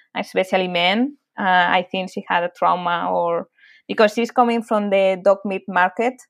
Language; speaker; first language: English; non-native, fluent; Spanish